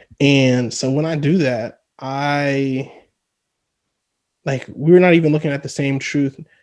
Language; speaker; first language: English; native; English